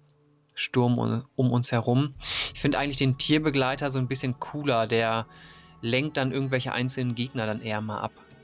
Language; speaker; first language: German; native; German